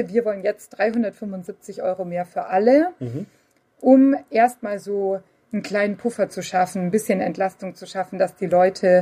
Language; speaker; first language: German; native; German